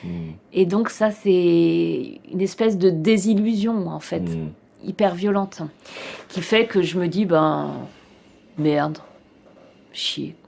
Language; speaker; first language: French; native; French